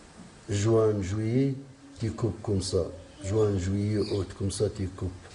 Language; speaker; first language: French; non-native, learner; Arabic